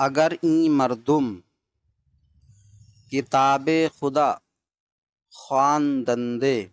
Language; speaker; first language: Persian; non-native, fluent; Urdu